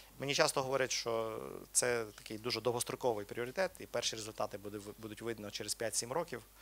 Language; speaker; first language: Ukrainian; native; Ukrainian